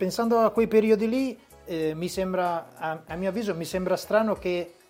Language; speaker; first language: Italian; native; Italian